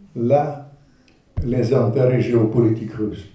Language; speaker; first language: French; non-native, fluent; Ukrainian